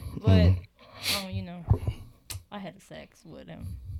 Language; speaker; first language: English; non-native, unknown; Korean